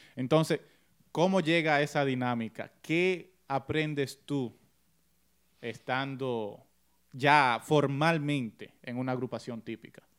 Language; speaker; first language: Spanish; early bilingual, heritage; Spanish